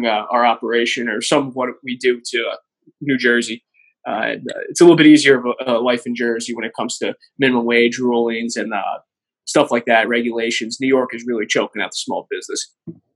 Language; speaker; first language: English; native; English